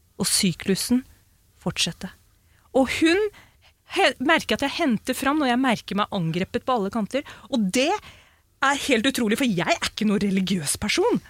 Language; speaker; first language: Norwegian; early bilingual, other home language; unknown